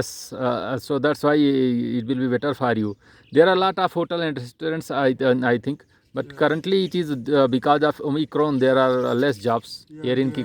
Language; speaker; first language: English; non-native, local second language; Hindi